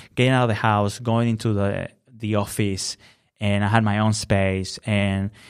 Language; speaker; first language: English; non-native, fluent; Spanish